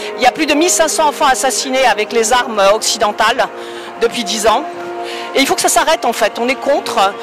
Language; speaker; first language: French; non-native, fluent; Polish